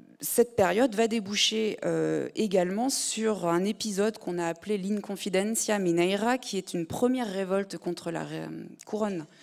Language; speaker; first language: French; native; French